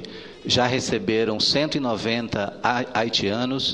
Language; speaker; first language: Portuguese; native; Portuguese